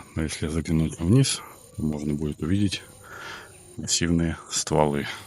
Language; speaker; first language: Russian; native; Russian